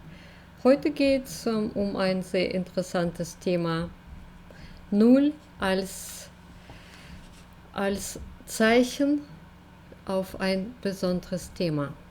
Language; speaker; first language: German; non-native, fluent; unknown